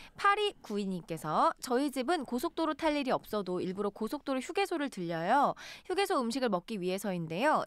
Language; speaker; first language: Korean; native; Korean